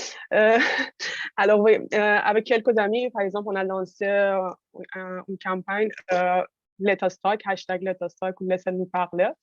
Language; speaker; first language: French; non-native, fluent; Persian